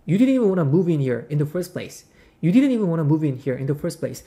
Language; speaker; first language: English; non-native, fluent; Korean